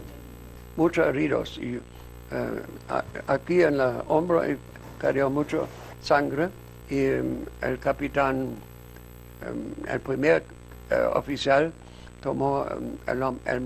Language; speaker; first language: Spanish; non-native, fluent; German